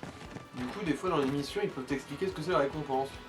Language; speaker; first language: French; native; French